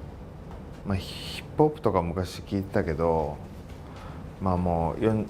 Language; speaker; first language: Japanese; native; Japanese